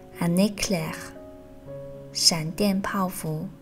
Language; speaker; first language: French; non-native, fluent; Chinese